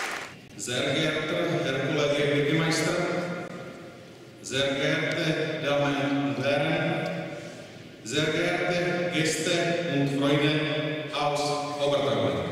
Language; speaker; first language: German; non-native, fluent; Czech